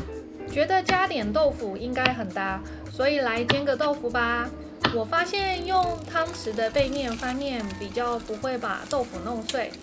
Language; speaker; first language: Chinese; native; Chinese